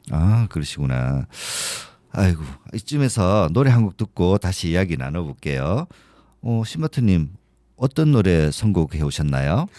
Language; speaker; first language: Korean; native; Korean